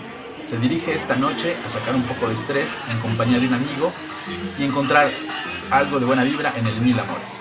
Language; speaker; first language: Spanish; native; Spanish